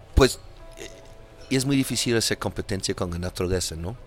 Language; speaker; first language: Spanish; non-native, fluent; English